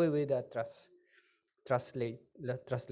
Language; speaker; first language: English; non-native, fluent; Spanish